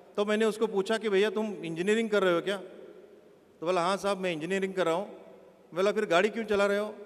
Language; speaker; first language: Hindi; non-native, local second language; Marathi